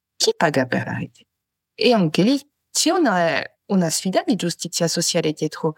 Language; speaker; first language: Italian; non-native, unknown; French